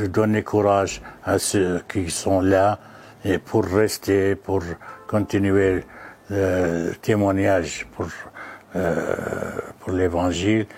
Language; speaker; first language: French; non-native, fluent; Arabic